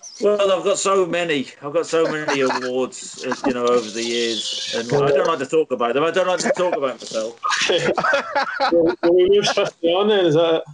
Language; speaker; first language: English; native; English